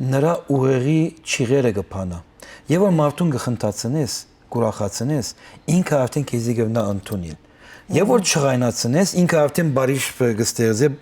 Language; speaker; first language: Armenian; early bilingual, heritage; Armenian